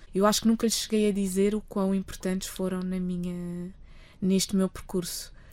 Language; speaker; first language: Portuguese; early bilingual, other home language; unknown